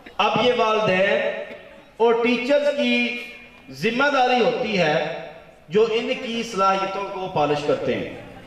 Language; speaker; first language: Urdu; non-native, local second language; Punjabi